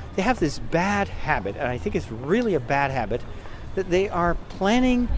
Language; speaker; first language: English; non-native, fluent; Dutch